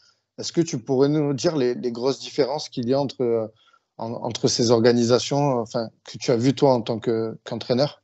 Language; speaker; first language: French; native; French